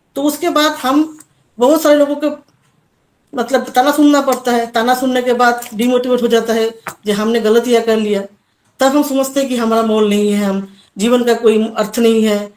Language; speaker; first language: Hindi; non-native, local second language; Assamese